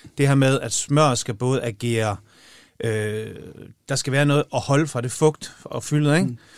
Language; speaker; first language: Danish; native; Danish